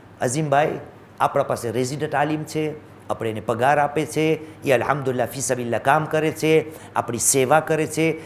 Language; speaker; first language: Gujarati; early bilingual, heritage; Gujarati